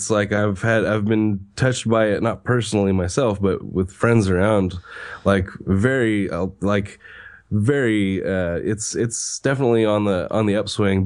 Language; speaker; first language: English; native; English